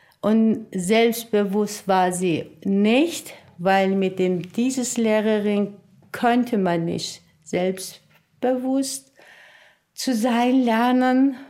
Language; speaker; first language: German; non-native, learner; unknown